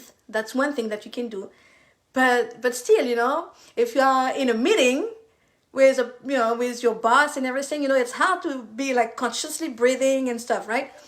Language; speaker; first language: English; non-native, fluent; French